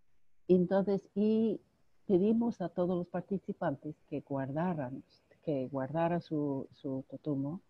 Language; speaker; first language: Spanish; non-native, fluent; English